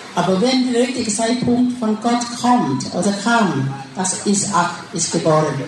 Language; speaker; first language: German; non-native, learner; Thai